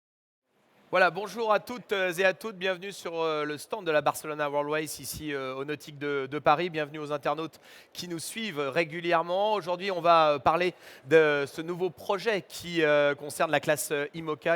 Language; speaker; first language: French; native; French